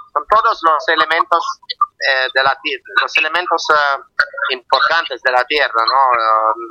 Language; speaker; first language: Spanish; non-native, fluent; Italian